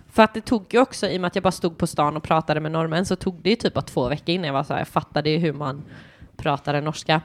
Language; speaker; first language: Swedish; early bilingual, other home language; English